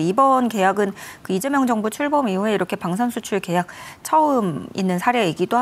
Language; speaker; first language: Korean; native; Korean